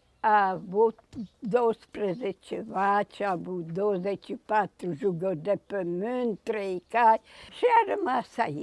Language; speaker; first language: Romanian; non-native, local second language; Hungarian